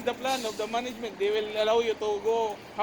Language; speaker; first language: English; non-native, local second language; Filipino